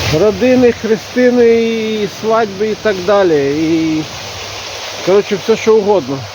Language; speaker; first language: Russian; non-native, local second language; Ukrainian